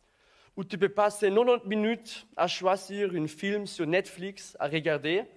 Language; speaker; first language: French; non-native, learner; German